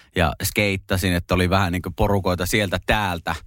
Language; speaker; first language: Finnish; native; Finnish